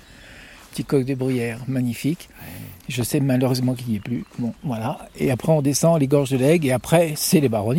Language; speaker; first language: French; native; French